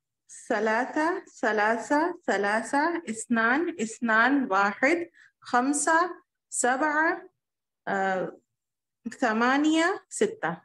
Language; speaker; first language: Arabic; non-native, learner; Urdu